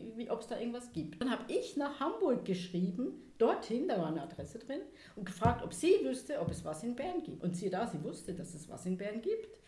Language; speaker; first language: German; native; German